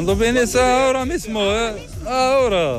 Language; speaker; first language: Spanish; non-native, learner; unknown